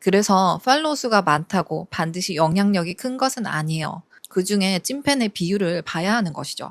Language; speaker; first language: Korean; native; Korean